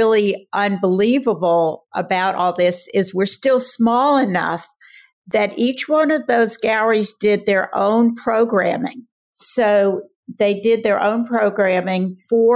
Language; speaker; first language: English; native; English